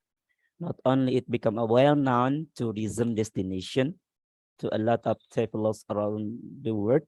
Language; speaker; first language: English; non-native, learner; Indonesian